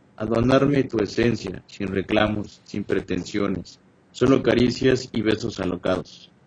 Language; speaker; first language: Spanish; native; Spanish